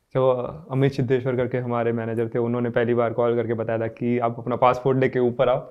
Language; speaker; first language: Hindi; non-native, local second language; Gujarati